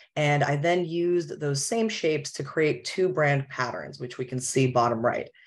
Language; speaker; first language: English; native; English